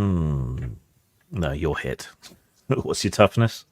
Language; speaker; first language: English; native; English